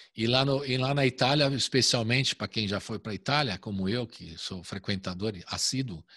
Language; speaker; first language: Portuguese; native; Portuguese